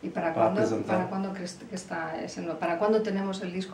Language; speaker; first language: Spanish; native; Spanish